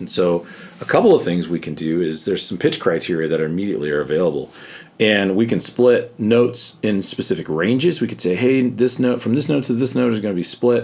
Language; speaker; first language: English; native; English